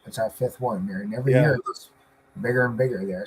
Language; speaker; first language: English; native; English